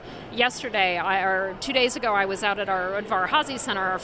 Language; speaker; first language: English; native; English